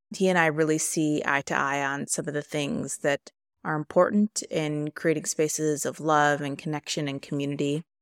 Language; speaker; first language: English; native; English